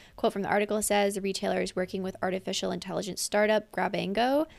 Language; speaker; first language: English; native; English